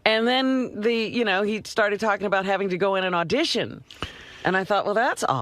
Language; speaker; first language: English; native; English